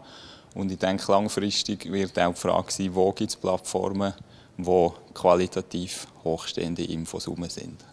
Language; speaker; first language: German; native; German